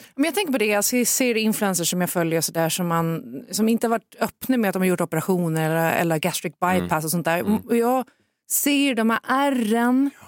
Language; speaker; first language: Swedish; native; Swedish